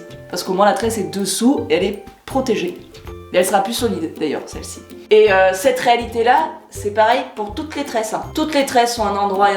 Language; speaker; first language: French; native; French